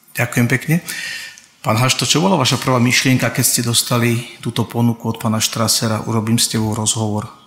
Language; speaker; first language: Slovak; native; Slovak